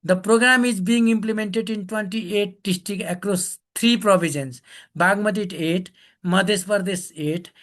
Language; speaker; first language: English; non-native, local second language; Nepali